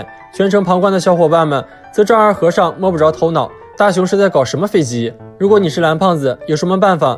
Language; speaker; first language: Chinese; native; Chinese